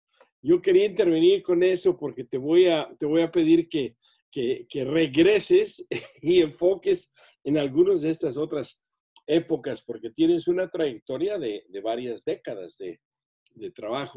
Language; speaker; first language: Spanish; early bilingual, other home language; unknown